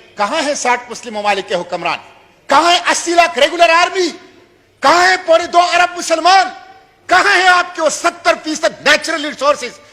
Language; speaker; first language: Urdu; non-native, local second language; Pashto